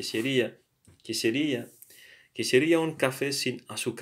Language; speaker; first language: Spanish; non-native, learner; English